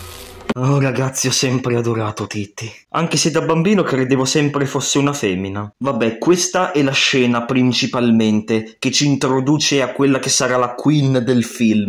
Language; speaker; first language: Italian; native; Italian